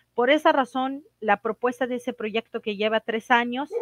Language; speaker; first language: Spanish; non-native, fluent; Arabic